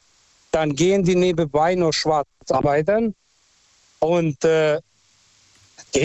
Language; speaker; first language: German; non-native, local second language; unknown